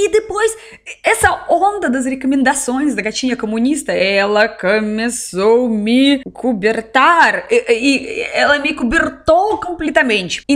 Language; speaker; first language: Portuguese; non-native, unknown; Russian